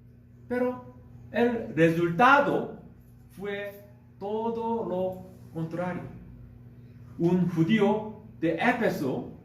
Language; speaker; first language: Spanish; non-native, learner; Korean